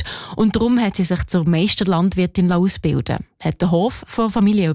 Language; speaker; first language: German; native; German